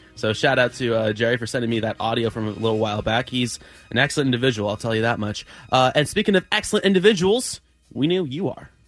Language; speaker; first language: English; native; English